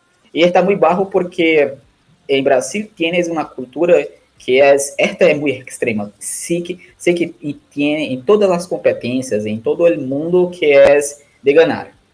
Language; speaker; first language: Spanish; non-native, learner; Portuguese